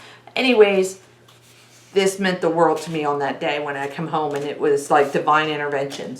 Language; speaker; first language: English; native; English